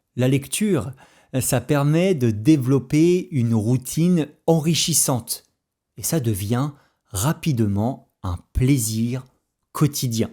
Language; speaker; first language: French; native; French